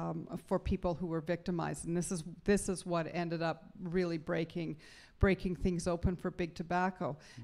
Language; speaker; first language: English; native; English